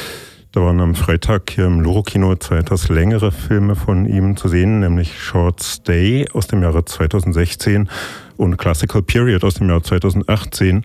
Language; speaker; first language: German; native; German